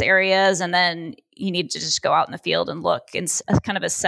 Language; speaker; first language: English; native; English